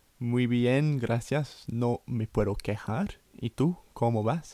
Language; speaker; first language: Spanish; non-native, fluent; English